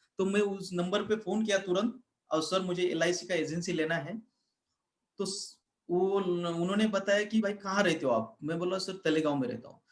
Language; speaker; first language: Hindi; non-native, local second language; Marathi